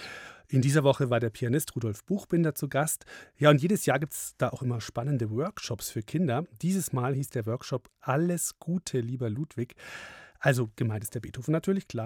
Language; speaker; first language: German; native; German